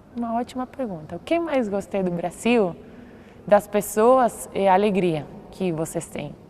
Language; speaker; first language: Portuguese; non-native, fluent; Spanish